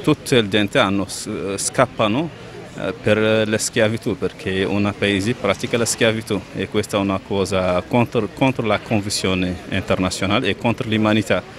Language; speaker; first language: Italian; non-native, local second language; Arabic